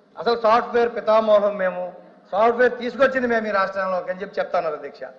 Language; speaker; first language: Telugu; native; Telugu